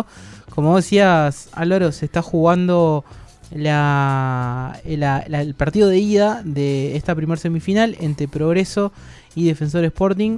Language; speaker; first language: Spanish; native; Spanish